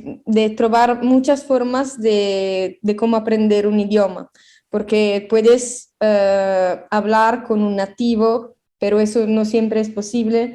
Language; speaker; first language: Spanish; non-native, fluent; Italian